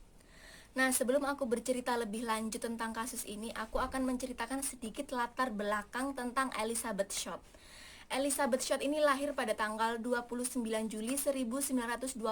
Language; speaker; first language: Indonesian; native; Indonesian